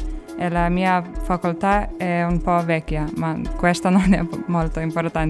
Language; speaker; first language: Italian; non-native, learner; Lithuanian